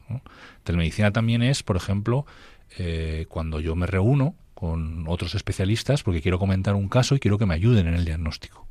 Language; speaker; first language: Spanish; native; Spanish